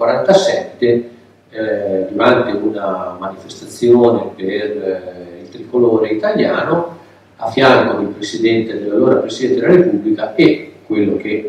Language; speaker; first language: Italian; native; Italian